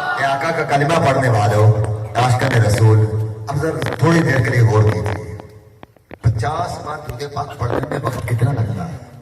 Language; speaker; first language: Urdu; non-native, local second language; Punjabi